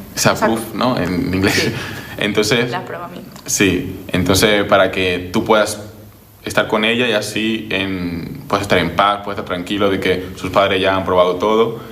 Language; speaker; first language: Spanish; native; Spanish